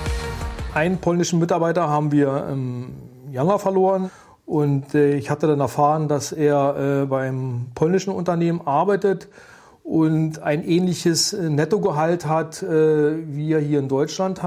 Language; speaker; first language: German; native; German